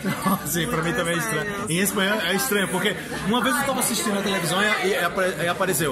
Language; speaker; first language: Portuguese; native; Portuguese